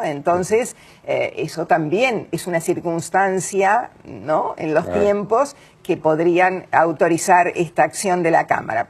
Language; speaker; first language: Spanish; native; Spanish